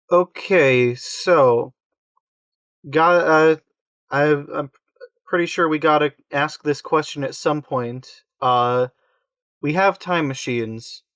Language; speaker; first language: English; native; English